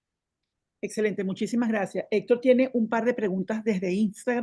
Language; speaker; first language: Spanish; native; Spanish